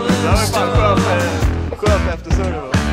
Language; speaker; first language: Swedish; native; Swedish